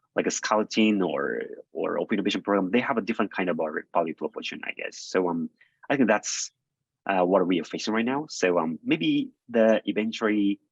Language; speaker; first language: English; non-native, fluent; Japanese